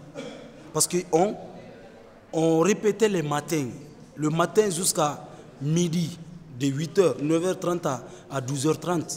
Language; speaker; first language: French; non-native, fluent; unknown